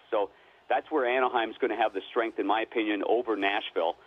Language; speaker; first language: English; native; English